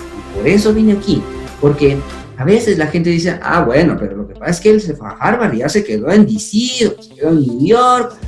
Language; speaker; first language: Spanish; non-native, local second language; Quechua